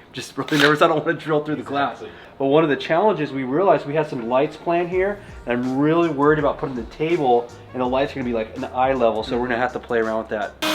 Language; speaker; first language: English; native; English